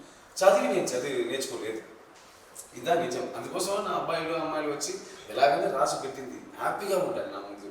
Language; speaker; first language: Telugu; non-native, learner; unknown